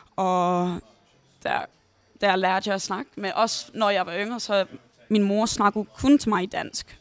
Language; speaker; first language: Danish; early bilingual, heritage; Danish